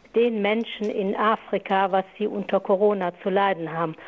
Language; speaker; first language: German; non-native, fluent; Croatian